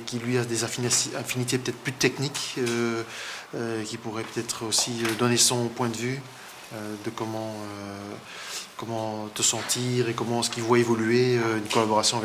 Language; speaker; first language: French; native; French